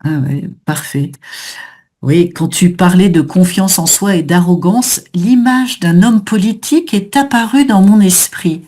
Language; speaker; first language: French; native; French